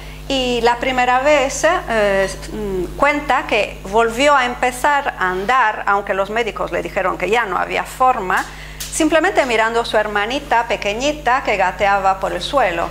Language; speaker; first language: Spanish; non-native, fluent; Italian